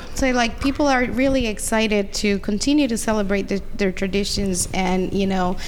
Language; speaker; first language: English; non-native, fluent; Spanish